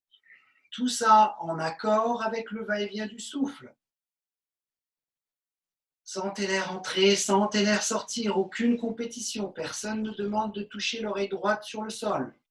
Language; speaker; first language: French; native; French